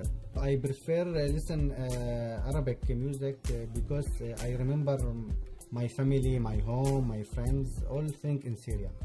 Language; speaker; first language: English; non-native, learner; Arabic